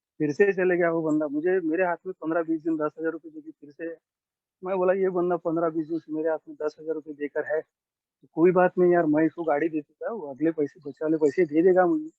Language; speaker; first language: Hindi; non-native, local second language; Marathi